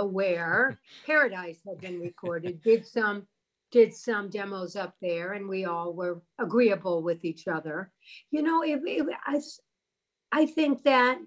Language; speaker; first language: English; native; English